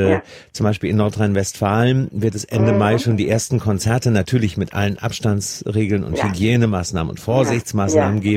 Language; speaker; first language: German; native; German